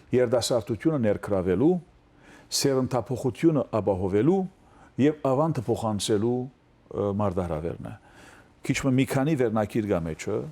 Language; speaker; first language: Armenian; early bilingual, heritage; Armenian